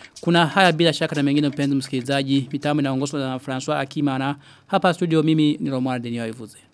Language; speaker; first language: Swahili; non-native, local second language; Rundi